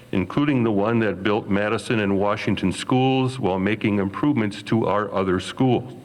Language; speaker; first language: English; native; English